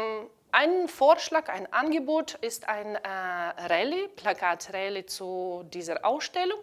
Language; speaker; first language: German; non-native, fluent; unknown